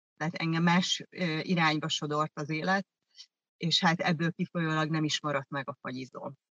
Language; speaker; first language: Hungarian; early bilingual, other home language; German